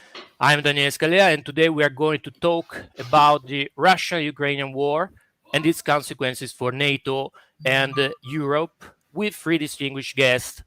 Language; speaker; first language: English; non-native, fluent; Italian